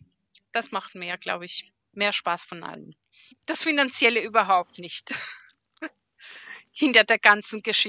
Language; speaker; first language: German; early bilingual, heritage; German